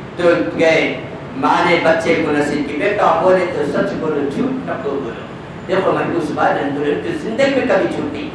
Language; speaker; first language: Urdu; native; Urdu